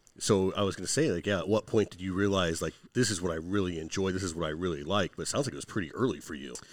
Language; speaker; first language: English; native; English